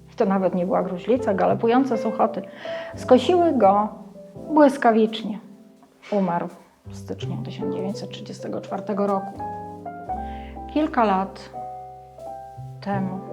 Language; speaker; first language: Polish; native; Polish